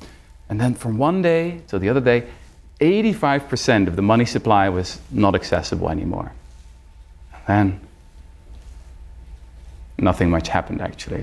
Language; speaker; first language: English; non-native, fluent; Dutch